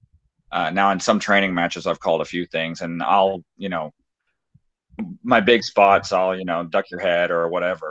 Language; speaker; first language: English; native; English